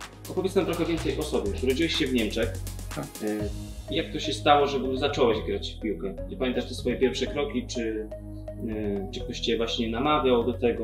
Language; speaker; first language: Polish; native; Polish